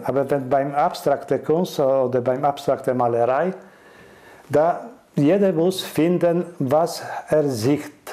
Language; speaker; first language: German; non-native, learner; Polish